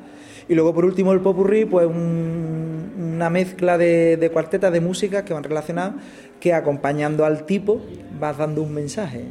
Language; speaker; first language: Spanish; native; Spanish